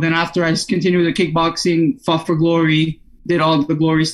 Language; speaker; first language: English; non-native, fluent; Italian